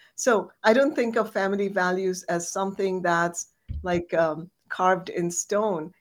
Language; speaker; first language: English; non-native, local second language; Bangla